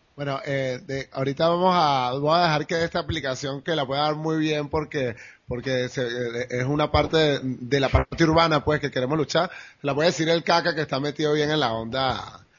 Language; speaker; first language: Spanish; native; Spanish